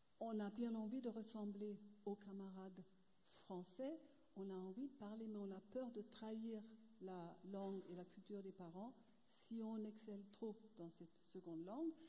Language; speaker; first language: French; non-native, fluent; German